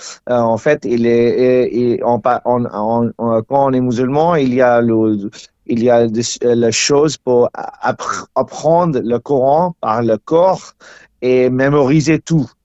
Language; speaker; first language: French; non-native, learner; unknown